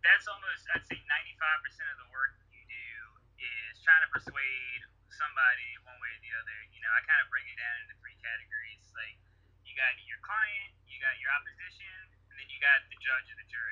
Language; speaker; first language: English; native; English